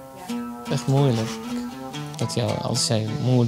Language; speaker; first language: Dutch; non-native, learner; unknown